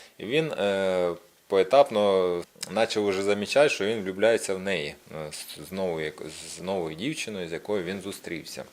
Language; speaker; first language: Ukrainian; non-native, local second language; Russian